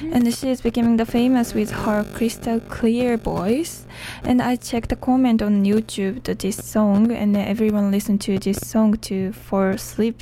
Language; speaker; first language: English; non-native, learner; Japanese